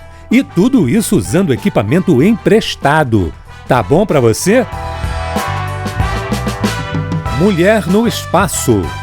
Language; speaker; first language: Portuguese; native; Portuguese